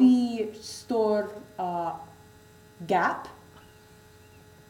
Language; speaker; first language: Arabic; non-native, learner; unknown